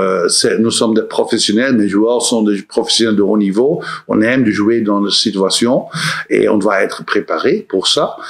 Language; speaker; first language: French; non-native, learner; Dutch